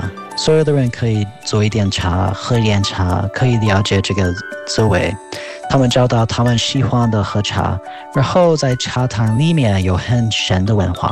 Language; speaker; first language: Chinese; non-native, fluent; English